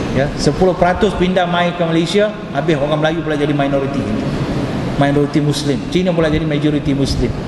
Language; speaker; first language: Malay; non-native, local second language; Tamil